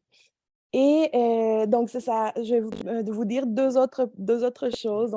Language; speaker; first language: French; native; French